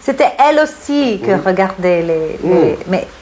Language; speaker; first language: French; non-native, fluent; English